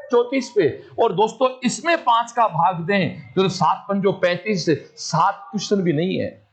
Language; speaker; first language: Hindi; native; Hindi